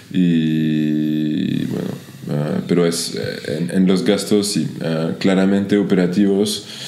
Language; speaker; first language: Spanish; non-native, fluent; French